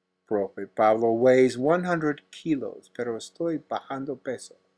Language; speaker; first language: Spanish; non-native, fluent; English